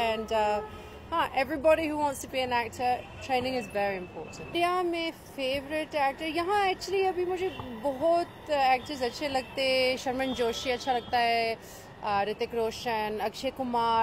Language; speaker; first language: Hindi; early bilingual, heritage; Hindi